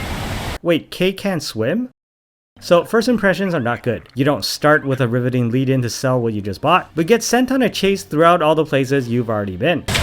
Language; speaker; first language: English; native; English